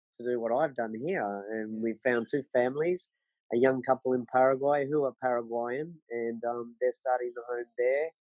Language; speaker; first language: English; native; English